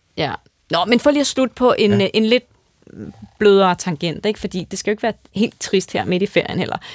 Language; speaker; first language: Danish; native; Danish